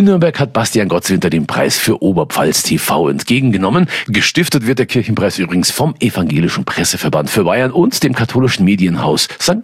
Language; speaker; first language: German; native; German